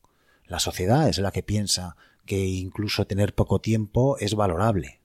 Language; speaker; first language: Spanish; native; Spanish